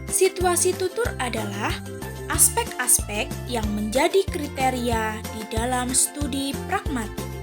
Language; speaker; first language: Indonesian; native; Indonesian